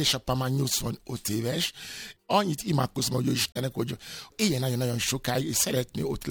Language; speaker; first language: Hungarian; non-native, fluent; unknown